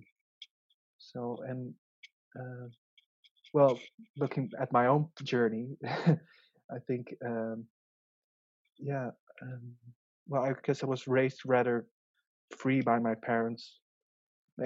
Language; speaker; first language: English; non-native, local second language; Dutch